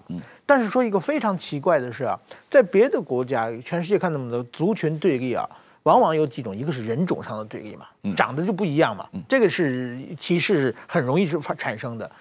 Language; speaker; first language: Chinese; native; Chinese